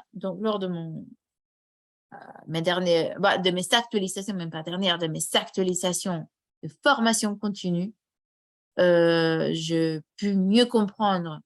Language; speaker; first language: French; non-native, fluent; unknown